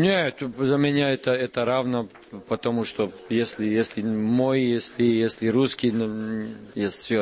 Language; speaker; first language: Russian; non-native, learner; Serbian